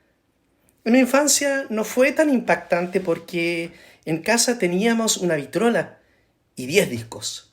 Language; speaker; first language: Spanish; native; Spanish